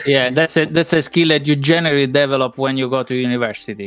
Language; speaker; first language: English; non-native, fluent; Italian